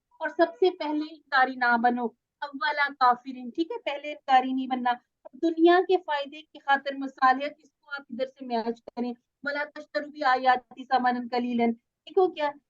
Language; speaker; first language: Urdu; native; Urdu